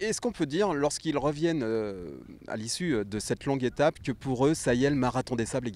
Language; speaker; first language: French; native; French